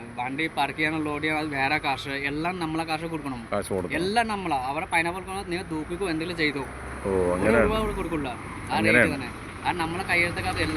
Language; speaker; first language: Malayalam; non-native, local second language; Bangla